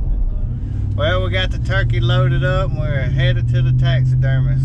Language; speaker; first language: English; native; English